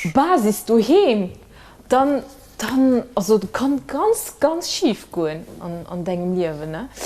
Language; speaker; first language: Luxembourgish; early bilingual, other home language; Kabuverdianu